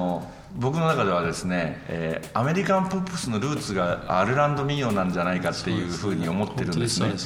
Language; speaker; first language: Japanese; native; Japanese